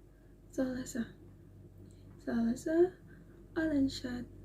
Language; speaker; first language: Arabic; non-native, learner; Indonesian